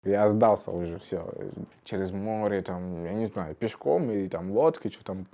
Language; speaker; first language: Russian; non-native, fluent; Tswana